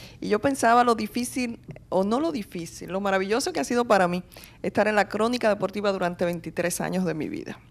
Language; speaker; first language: Spanish; native; Spanish